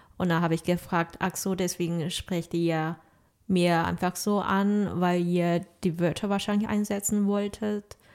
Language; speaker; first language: German; non-native, fluent; Chinese